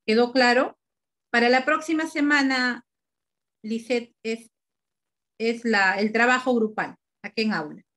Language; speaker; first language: Spanish; native; Spanish